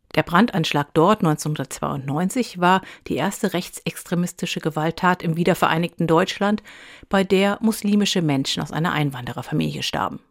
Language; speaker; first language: German; native; German